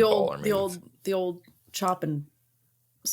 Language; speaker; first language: English; native; English